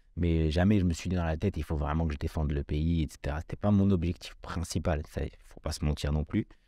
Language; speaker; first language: French; early bilingual, other home language; Kabyle